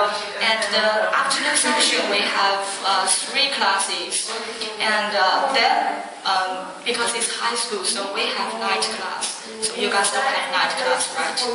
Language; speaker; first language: English; non-native, fluent; Chinese